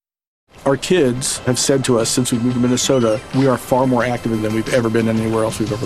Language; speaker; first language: English; native; English